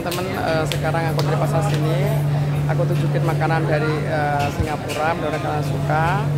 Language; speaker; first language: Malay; non-native, local second language; Indonesian